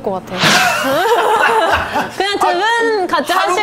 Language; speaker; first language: Korean; non-native, fluent; Japanese